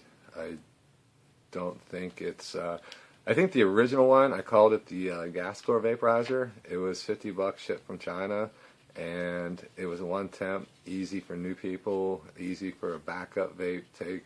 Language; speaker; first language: English; native; English